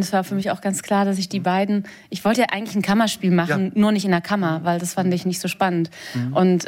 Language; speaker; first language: German; native; German